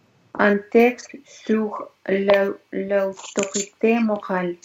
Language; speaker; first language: French; non-native, learner; Russian